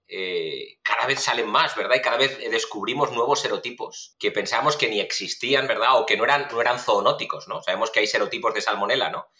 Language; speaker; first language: Spanish; native; Spanish